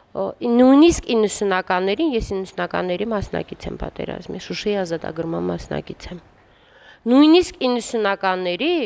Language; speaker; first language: Armenian; native; Armenian